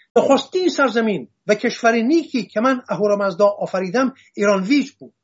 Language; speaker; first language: Persian; non-native, local second language; Assyrian Neo-Aramaic